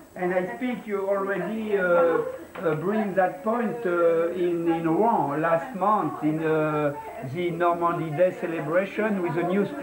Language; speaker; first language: English; non-native, learner; French